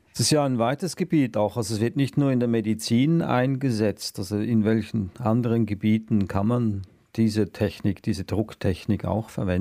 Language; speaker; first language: German; native; German